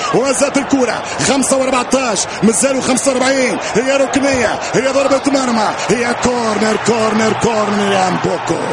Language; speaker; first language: Arabic; native; Arabic